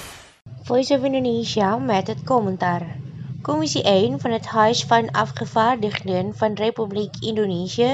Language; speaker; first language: Dutch; non-native, fluent; Indonesian